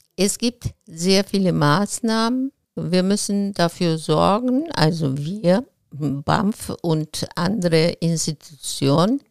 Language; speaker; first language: German; non-native, fluent; Turkish